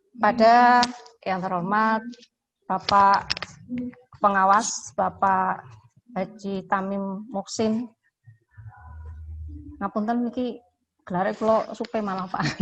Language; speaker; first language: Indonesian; non-native, local second language; Javanese